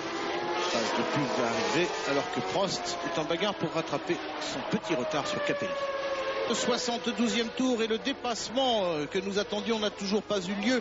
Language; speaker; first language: French; native; French